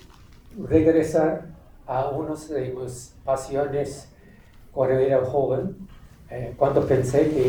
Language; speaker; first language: Spanish; non-native, fluent; English